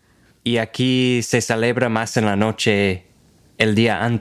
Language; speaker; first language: Spanish; non-native, fluent; English